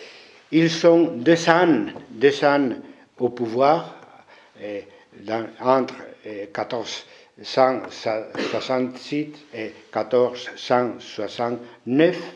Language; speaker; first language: French; non-native, fluent; Spanish